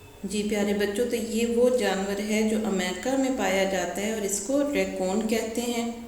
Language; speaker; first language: Urdu; native; Urdu